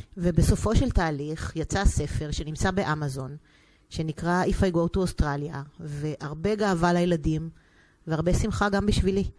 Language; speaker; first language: Hebrew; native; Hebrew